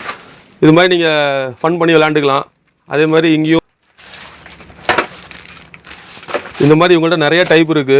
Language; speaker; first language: Tamil; native; Tamil